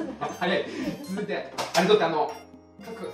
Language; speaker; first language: Japanese; native; Japanese